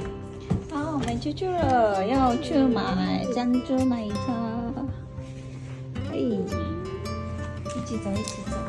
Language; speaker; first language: Chinese; non-native, fluent; Japanese